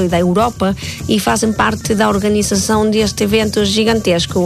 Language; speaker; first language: Portuguese; non-native, fluent; Spanish